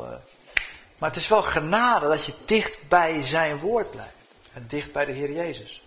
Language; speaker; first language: Dutch; native; Dutch